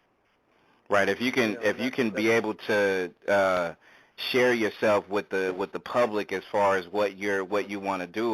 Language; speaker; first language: English; native; English